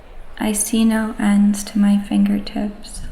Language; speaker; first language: English; native; English